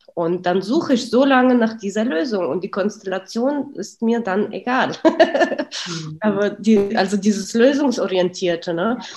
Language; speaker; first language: German; early bilingual, other home language; Russian